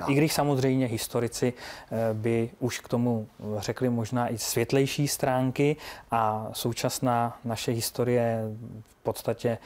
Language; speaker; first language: Czech; native; Czech